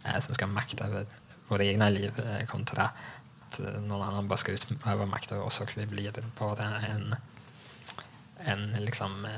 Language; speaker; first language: Swedish; native; Swedish